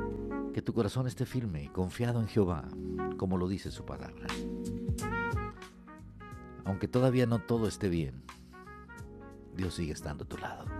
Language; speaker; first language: Spanish; native; Spanish